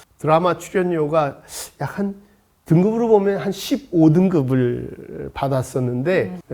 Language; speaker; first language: Korean; native; Korean